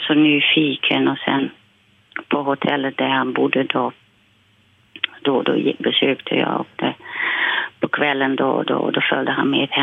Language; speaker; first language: Swedish; non-native, fluent; Dutch